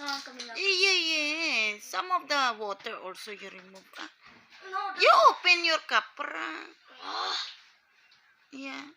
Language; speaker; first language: English; non-native, learner; Hiligaynon